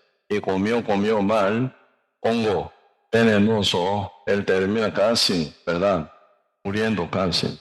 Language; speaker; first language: Spanish; non-native, learner; Korean